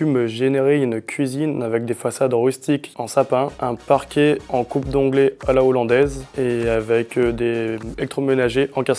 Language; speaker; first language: French; native; French